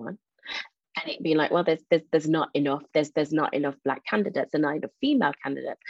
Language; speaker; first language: English; native; English